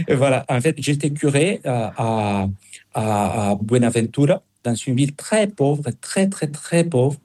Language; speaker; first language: French; non-native, fluent; Spanish